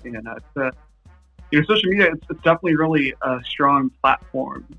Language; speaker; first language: English; non-native, fluent; Japanese